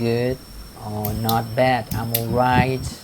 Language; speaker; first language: English; non-native, fluent; Vietnamese